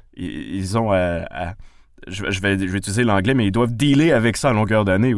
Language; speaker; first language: French; native; French